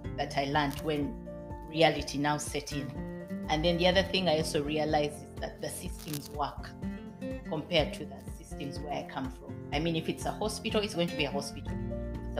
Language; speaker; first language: English; non-native, local second language; Ganda